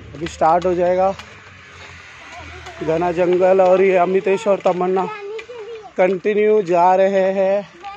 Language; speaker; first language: Hindi; non-native, local second language; Marathi